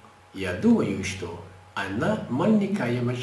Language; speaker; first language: Russian; non-native, learner; Portuguese